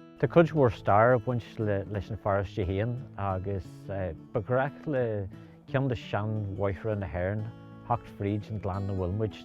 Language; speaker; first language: Irish; native; Irish